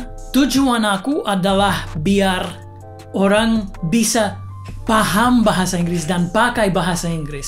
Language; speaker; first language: Indonesian; non-native, fluent; English